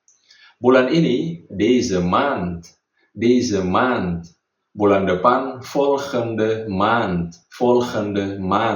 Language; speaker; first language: Dutch; non-native, fluent; Indonesian